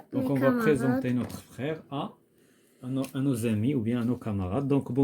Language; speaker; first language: French; non-native, local second language; Arabic